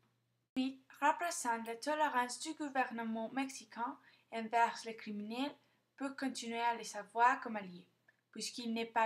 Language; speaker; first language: French; non-native, fluent; Spanish